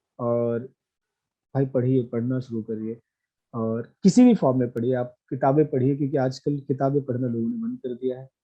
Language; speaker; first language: Hindi; native; Hindi